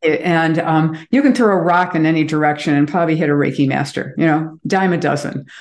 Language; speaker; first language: English; native; English